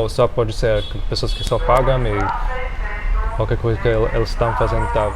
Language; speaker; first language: Portuguese; non-native, fluent; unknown